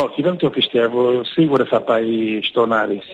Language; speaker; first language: Greek; non-native, learner; Portuguese